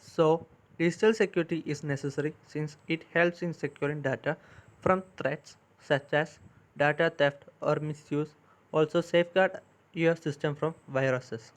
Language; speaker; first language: English; non-native, local second language; Malayalam